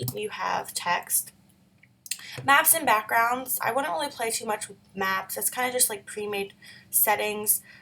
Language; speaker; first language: English; native; English